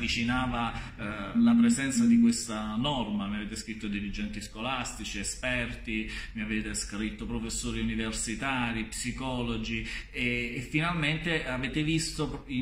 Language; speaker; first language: Italian; native; Italian